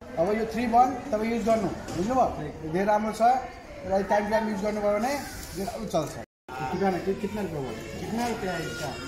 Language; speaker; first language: Nepali; non-native, local second language; Maithili